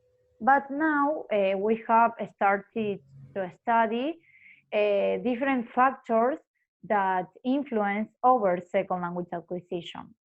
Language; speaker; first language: English; non-native, fluent; Spanish